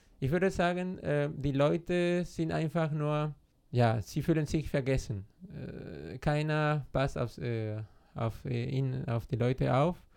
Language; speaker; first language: German; non-native, fluent; Spanish